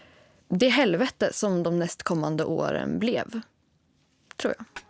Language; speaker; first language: Swedish; native; Swedish